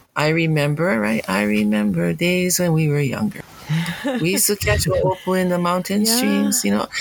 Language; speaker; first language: English; native; English